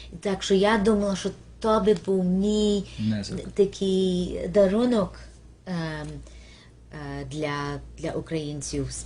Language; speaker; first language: Ukrainian; early bilingual, heritage; Ukrainian